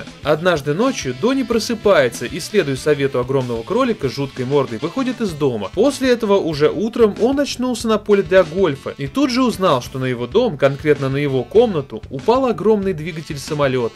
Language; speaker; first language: Russian; native; Russian